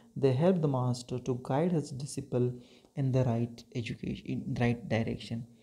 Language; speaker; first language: English; non-native, local second language; Marathi